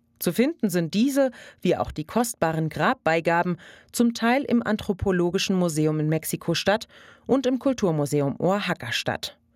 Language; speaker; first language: German; native; German